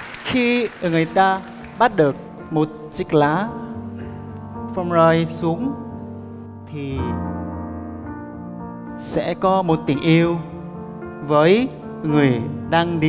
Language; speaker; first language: Vietnamese; non-native, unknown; Korean